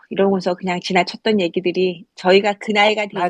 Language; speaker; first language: Korean; native; Korean